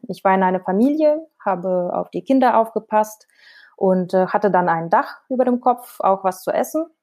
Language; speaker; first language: German; non-native, fluent; Russian